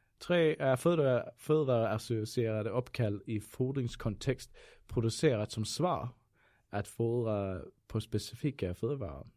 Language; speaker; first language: Danish; non-native, fluent; Swedish